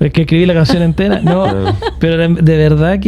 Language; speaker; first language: Spanish; native; Spanish